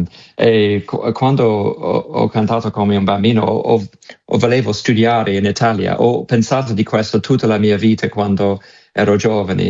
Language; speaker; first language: Italian; non-native, learner; English